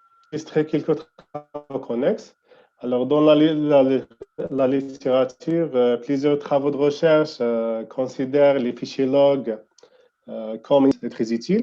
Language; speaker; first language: French; non-native, local second language; Arabic